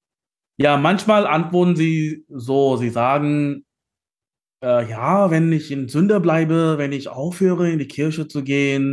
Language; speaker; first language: German; non-native, learner; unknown